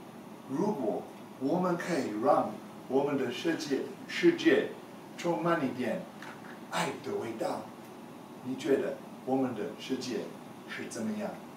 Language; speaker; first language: Chinese; non-native, learner; English